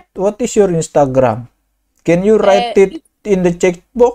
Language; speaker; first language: English; non-native, learner; Indonesian